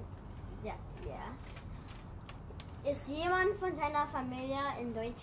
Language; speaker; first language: German; non-native, learner; English